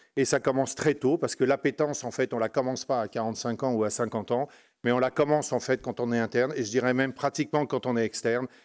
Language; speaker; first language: French; native; French